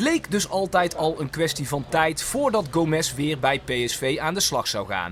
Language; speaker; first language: Dutch; native; Dutch